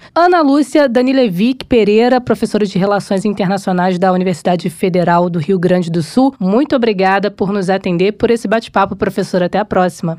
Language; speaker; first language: Portuguese; native; Portuguese